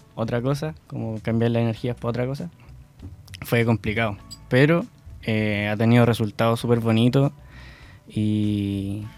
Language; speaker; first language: Spanish; native; Spanish